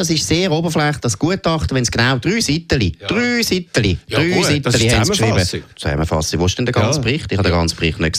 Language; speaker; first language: German; native; German